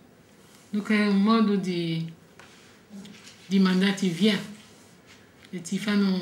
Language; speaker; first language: Italian; non-native, fluent; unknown